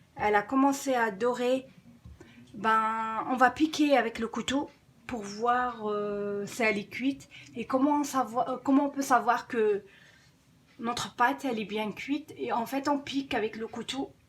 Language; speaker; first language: French; non-native, local second language; Arabic